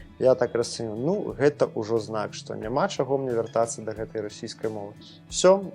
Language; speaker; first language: Belarusian; non-native, local second language; Russian